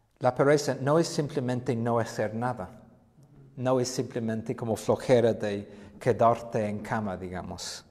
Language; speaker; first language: Spanish; non-native, fluent; English